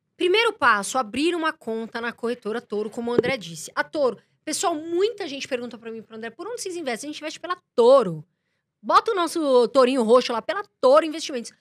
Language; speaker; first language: Portuguese; native; Portuguese